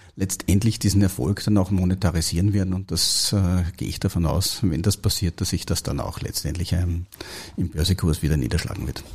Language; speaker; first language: German; native; German